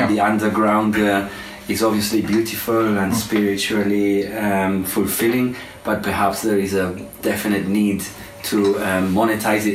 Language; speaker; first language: English; non-native, fluent; Spanish